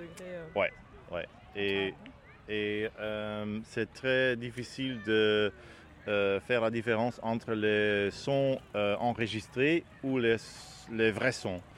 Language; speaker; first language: French; non-native, learner; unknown